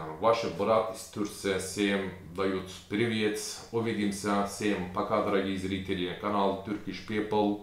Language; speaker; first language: Russian; non-native, learner; Turkish